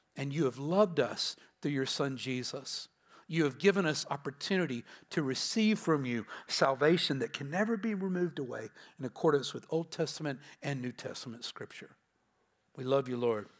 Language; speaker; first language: English; native; English